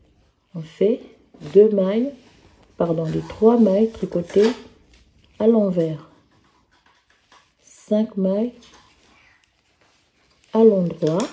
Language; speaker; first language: French; native; French